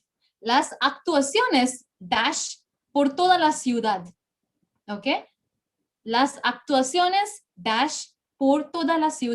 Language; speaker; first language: Spanish; non-native, fluent; Bangla